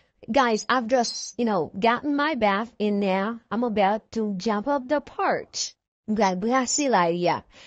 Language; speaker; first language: English; non-native, fluent; Haitian Creole